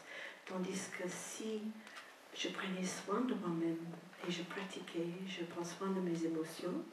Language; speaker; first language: French; non-native, fluent; English